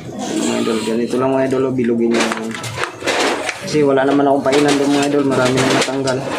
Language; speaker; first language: Filipino; non-native, local second language; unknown